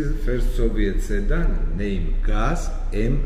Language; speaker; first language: English; non-native, learner; Georgian